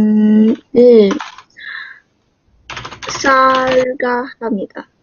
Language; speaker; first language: Korean; non-native, learner; Chinese